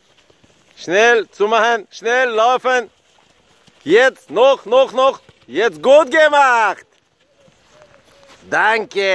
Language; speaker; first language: German; non-native, learner; Bulgarian